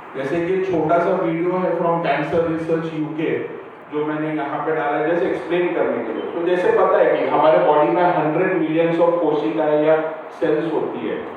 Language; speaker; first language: Hindi; non-native, local second language; Marathi